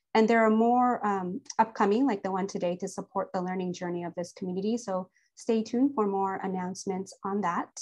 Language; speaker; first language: English; native; English